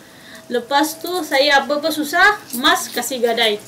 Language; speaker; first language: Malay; non-native, local second language; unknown